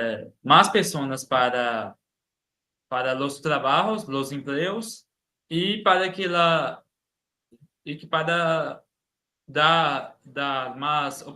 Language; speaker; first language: Spanish; non-native, learner; Portuguese